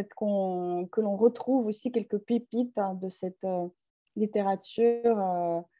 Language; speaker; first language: French; non-native, fluent; Russian